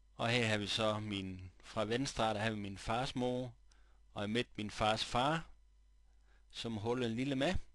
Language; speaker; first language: Danish; native; Danish